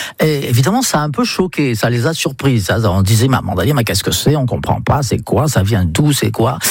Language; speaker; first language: French; non-native, fluent; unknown